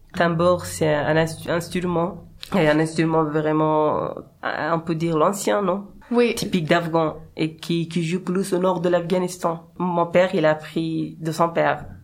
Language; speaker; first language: French; non-native, learner; Persian